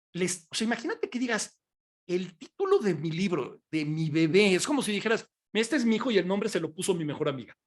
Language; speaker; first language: Spanish; native; Spanish